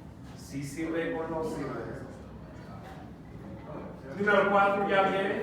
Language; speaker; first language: Spanish; non-native, fluent; English